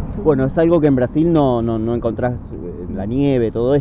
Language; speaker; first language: Spanish; native; Spanish